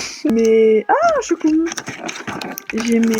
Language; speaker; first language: French; native; French